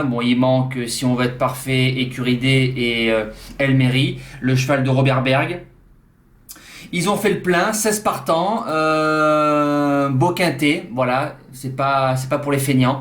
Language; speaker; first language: French; native; French